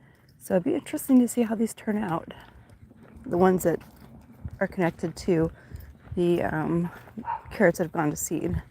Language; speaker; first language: English; native; English